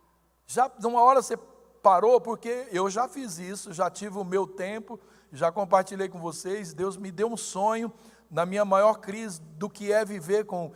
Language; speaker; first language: Portuguese; native; Portuguese